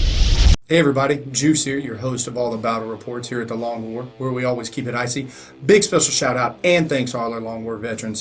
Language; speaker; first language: English; native; English